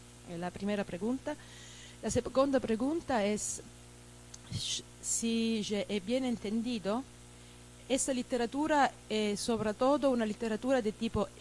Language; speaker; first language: Spanish; non-native, fluent; Italian